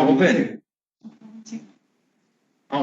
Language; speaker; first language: Hebrew; native; Hebrew